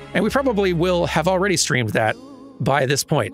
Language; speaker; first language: English; native; English